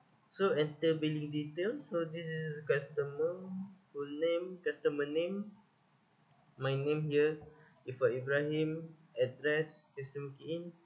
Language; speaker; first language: English; non-native, local second language; Malay